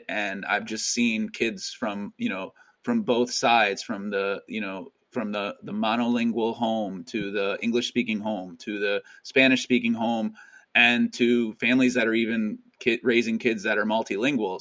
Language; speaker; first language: English; native; English